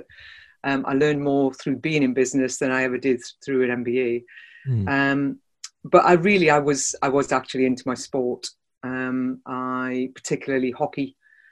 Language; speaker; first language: English; native; English